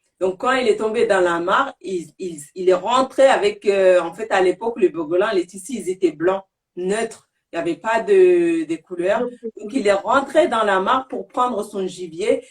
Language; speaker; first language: French; non-native, local second language; Bambara